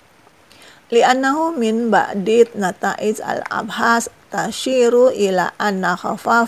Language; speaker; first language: Arabic; non-native, fluent; Indonesian